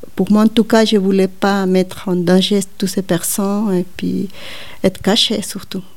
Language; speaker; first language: French; non-native, learner; Spanish